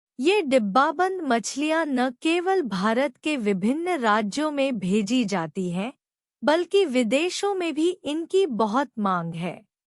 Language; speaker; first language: Hindi; native; Hindi